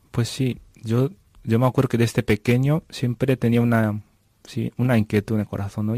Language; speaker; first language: Spanish; non-native, fluent; Japanese